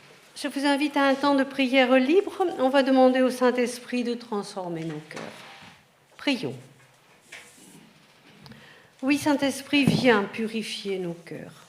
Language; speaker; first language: French; native; French